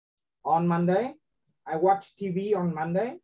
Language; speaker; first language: English; non-native, fluent; Vietnamese